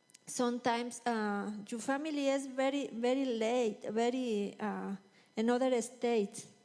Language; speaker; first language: English; non-native, learner; Spanish